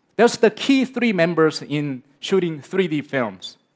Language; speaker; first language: English; non-native, learner; Korean